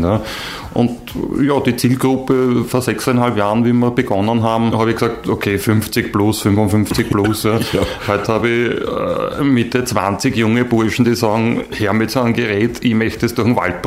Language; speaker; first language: German; native; German